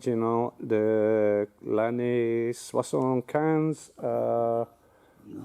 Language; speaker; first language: French; non-native, learner; English